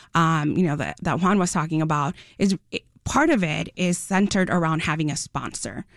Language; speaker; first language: English; non-native, fluent; Spanish